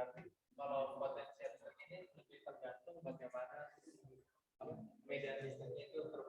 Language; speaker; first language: Indonesian; native; Indonesian